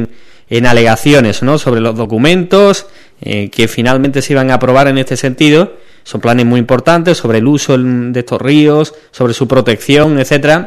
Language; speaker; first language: Spanish; native; Spanish